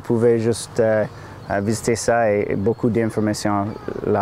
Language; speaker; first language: French; non-native, learner; English